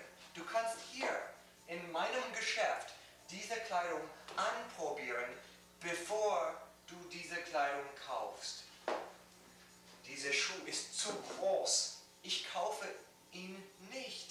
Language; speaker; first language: German; non-native, learner; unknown